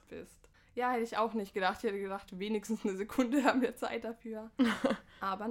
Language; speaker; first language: German; native; German